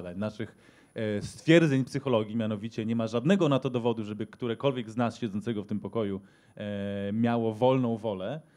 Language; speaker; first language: Polish; native; Polish